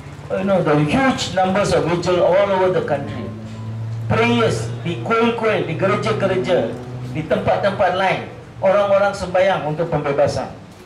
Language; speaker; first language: English; non-native, local second language; Tamil